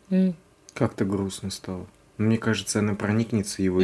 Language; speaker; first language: Russian; native; Russian